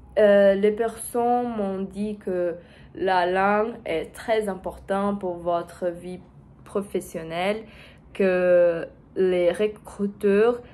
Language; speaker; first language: French; non-native, learner; Portuguese